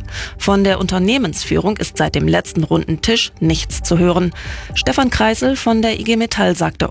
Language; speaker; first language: German; native; German